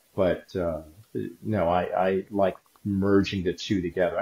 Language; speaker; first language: English; native; English